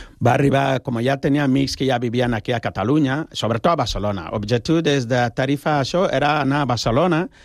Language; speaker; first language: Catalan; non-native, fluent; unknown